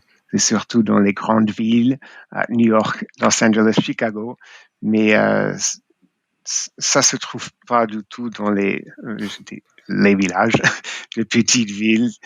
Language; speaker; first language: French; non-native, fluent; English